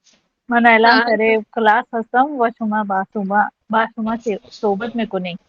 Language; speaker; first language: Persian; non-native, learner; Urdu